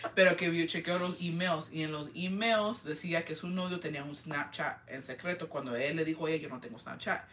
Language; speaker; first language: Spanish; early bilingual, heritage; Spanish